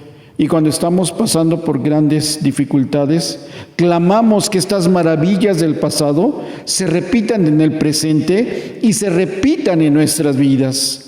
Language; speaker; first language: Spanish; native; Spanish